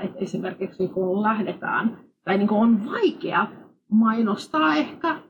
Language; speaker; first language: Finnish; non-native, fluent; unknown